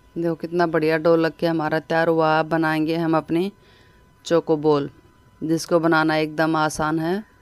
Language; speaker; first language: Hindi; native; Hindi